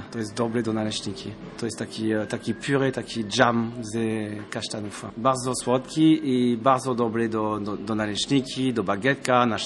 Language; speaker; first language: Polish; non-native, learner; French